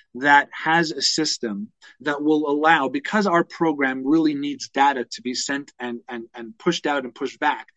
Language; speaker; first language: English; native; English